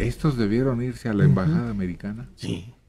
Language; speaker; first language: Spanish; native; Spanish